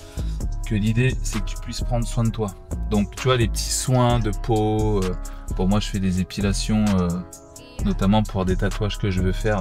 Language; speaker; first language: French; native; French